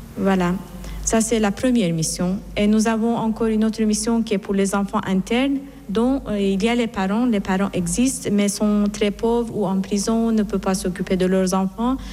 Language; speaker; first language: French; non-native, fluent; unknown